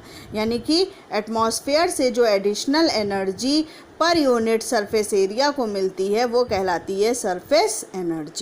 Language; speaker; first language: Hindi; native; Hindi